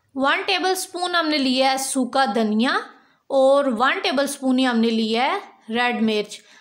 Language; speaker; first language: Urdu; native; Urdu